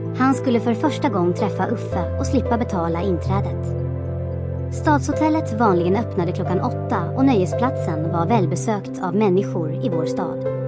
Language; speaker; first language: Swedish; non-native, fluent; Croatian